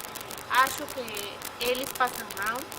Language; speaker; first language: Portuguese; non-native, fluent; Spanish